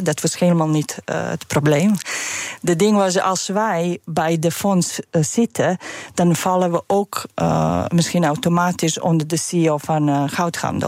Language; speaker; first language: Dutch; non-native, fluent; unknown